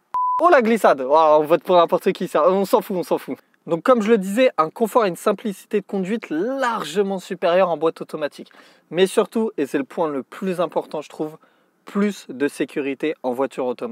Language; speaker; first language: French; native; French